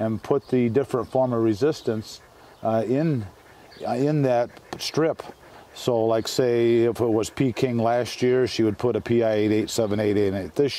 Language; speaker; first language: English; native; English